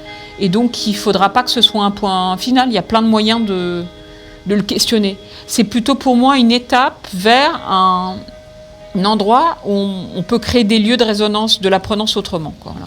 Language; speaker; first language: French; native; French